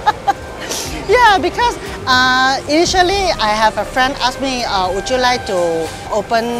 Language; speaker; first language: English; non-native, local second language; Min Nan Chinese